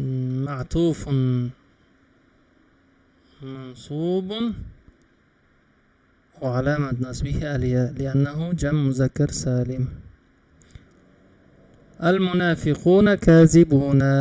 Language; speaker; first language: Arabic; non-native, fluent; Uzbek